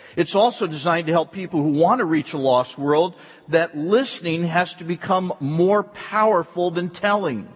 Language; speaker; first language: English; native; English